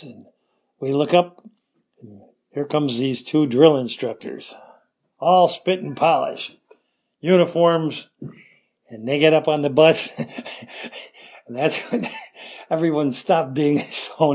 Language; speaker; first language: English; native; English